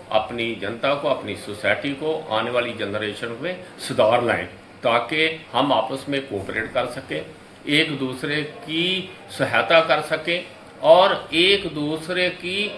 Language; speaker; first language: Hindi; non-native, local second language; Punjabi